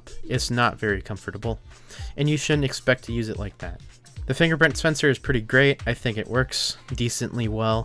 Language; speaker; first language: English; native; English